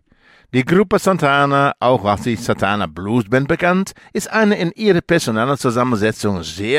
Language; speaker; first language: German; native; German